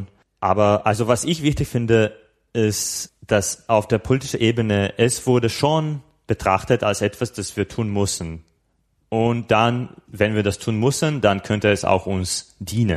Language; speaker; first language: German; non-native, fluent; Slovak